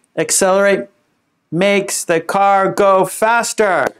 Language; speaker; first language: English; native; English